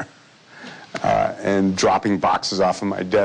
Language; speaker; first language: English; native; English